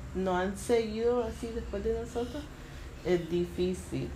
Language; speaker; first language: Spanish; early bilingual, heritage; Spanish